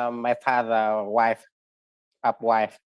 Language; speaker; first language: English; non-native, learner; Vietnamese